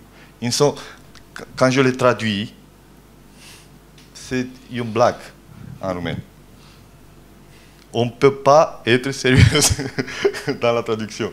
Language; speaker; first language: French; non-native, fluent; Romanian